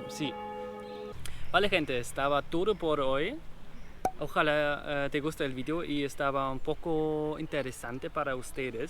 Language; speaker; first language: Spanish; non-native, learner; German